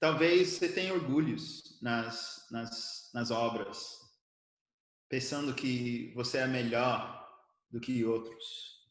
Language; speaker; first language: Portuguese; early bilingual, other home language; English